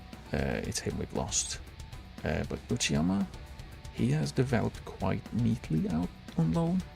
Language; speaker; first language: English; native; English